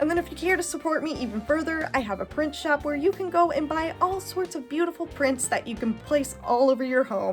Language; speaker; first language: English; native; English